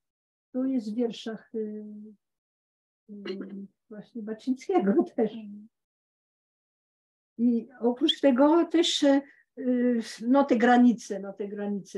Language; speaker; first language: Polish; early bilingual, heritage; Polish